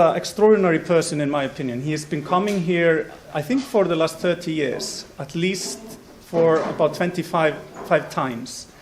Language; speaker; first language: English; non-native, fluent; Icelandic